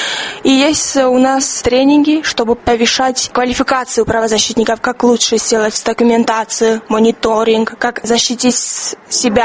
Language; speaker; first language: Russian; non-native, fluent; Georgian